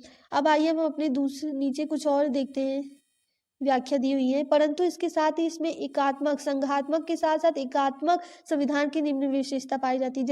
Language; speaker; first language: Hindi; native; Hindi